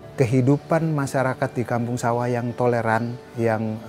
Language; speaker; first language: Indonesian; native; Indonesian